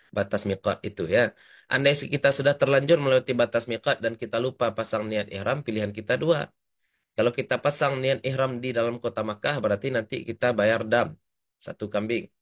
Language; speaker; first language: Indonesian; native; Indonesian